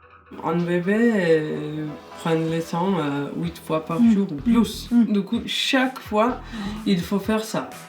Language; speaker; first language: French; non-native, fluent; Spanish